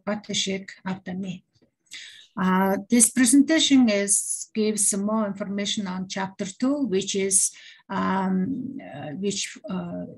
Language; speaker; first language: English; non-native, learner; Mongolian